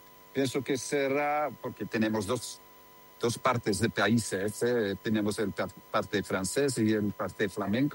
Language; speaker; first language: Spanish; non-native, learner; Dutch